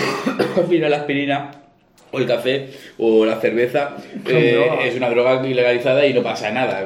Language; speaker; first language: Spanish; native; Spanish